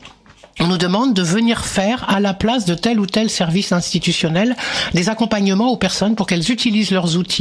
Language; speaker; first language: French; native; French